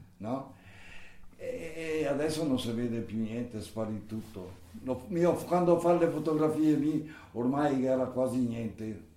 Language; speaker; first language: Italian; native; Italian